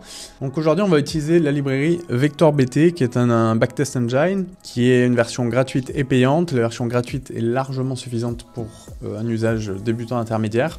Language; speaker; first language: French; native; French